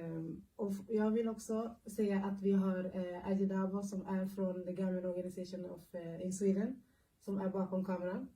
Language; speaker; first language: Swedish; early bilingual, other home language; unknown